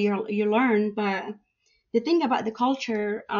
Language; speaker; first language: English; non-native, fluent; Arabic